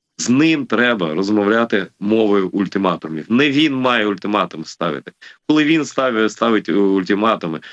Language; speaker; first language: Ukrainian; non-native, local second language; Russian